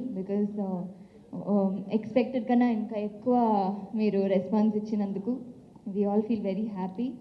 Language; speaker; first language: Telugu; non-native, local second language; Tamil